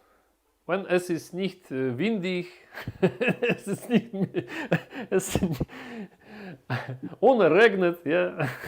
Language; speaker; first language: German; non-native, learner; Russian